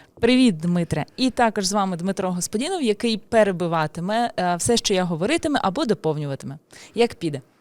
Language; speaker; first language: Ukrainian; native; Ukrainian